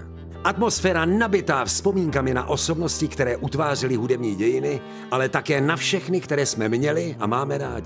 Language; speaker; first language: Czech; native; Czech